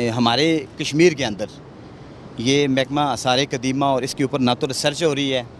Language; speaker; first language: Urdu; non-native, local second language; Pahari-Potwari